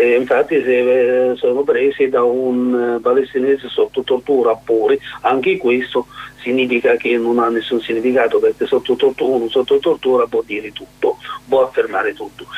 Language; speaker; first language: Italian; non-native, fluent; Arabic